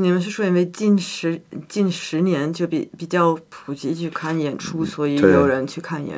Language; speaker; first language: Chinese; non-native, fluent; German